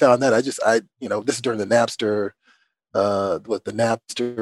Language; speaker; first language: English; native; English